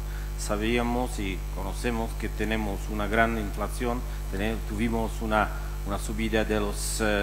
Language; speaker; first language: Spanish; non-native, fluent; Czech